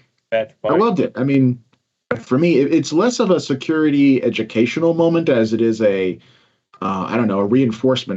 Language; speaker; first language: English; native; English